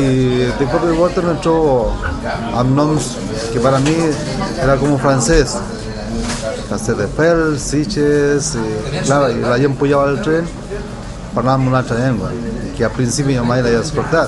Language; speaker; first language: Catalan; non-native, learner; Spanish